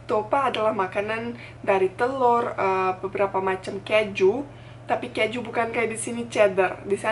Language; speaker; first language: Indonesian; non-native, fluent; Bosnian